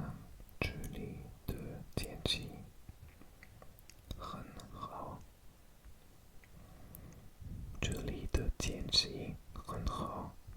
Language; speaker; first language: Chinese; non-native, learner; English